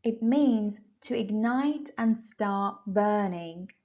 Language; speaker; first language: English; non-native, fluent; Persian